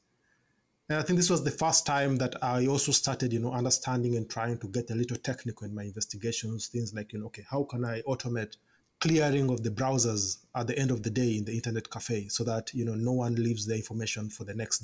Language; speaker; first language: English; non-native, local second language; Ganda